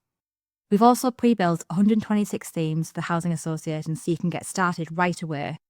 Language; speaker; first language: English; native; English